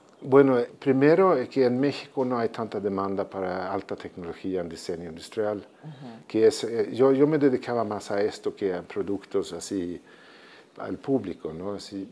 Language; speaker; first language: Spanish; non-native, fluent; Swedish